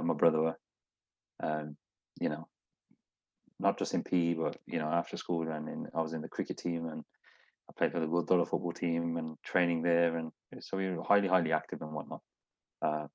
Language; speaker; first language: English; native; English